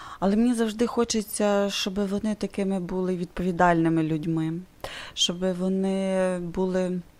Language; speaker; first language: Ukrainian; native; Ukrainian